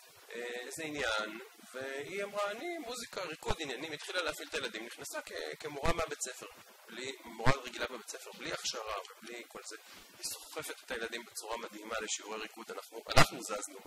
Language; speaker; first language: Hebrew; native; Hebrew